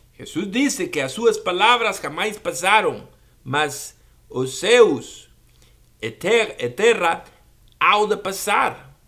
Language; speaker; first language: Portuguese; non-native, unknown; Spanish